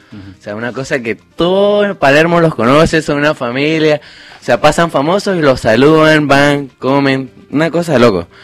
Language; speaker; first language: Spanish; native; Spanish